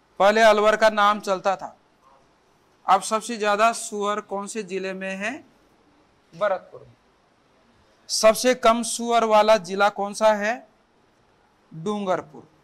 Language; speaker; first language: Hindi; native; Hindi